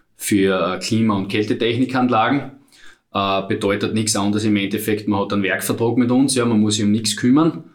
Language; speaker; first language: German; native; German